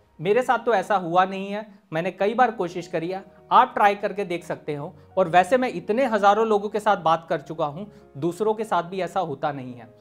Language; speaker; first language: Hindi; native; Hindi